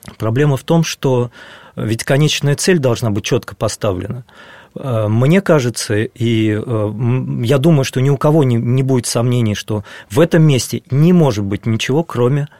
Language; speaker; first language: Russian; native; Russian